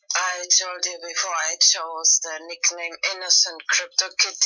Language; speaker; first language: English; non-native, fluent; German